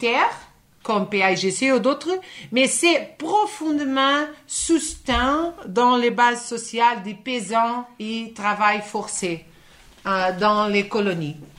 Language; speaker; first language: French; non-native, fluent; Portuguese